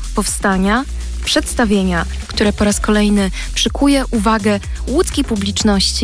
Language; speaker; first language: Polish; native; Polish